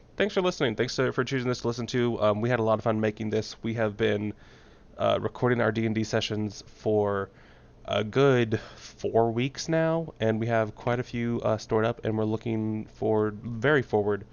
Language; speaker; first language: English; native; English